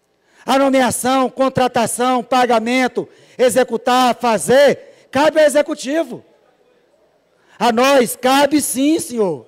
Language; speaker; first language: Portuguese; native; Portuguese